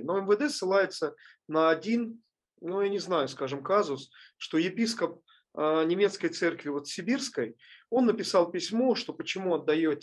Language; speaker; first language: Russian; native; Russian